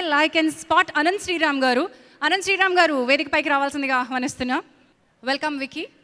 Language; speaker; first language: Telugu; native; Telugu